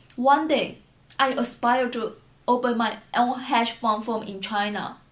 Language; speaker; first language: English; non-native, fluent; Chinese